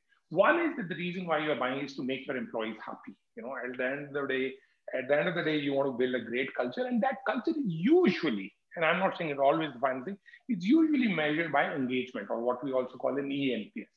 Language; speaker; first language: English; non-native, local second language; Hindi